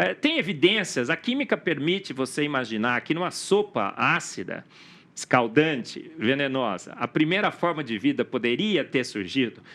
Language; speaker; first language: Portuguese; native; Portuguese